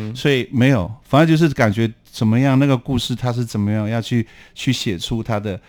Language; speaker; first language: Chinese; non-native, local second language; Amis